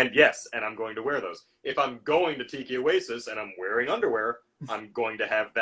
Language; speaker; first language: English; native; English